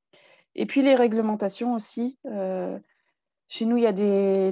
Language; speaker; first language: French; native; French